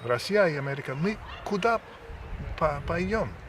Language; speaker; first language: Russian; non-native, learner; English